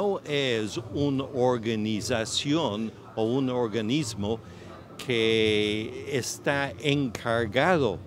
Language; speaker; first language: Spanish; non-native, fluent; English